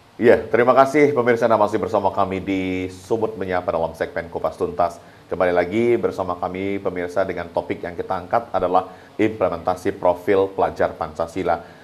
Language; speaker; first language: Indonesian; native; Indonesian